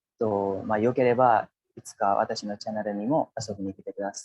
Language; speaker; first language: Japanese; non-native, fluent; Hindi